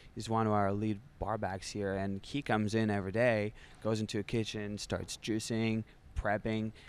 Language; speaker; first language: English; non-native, fluent; Russian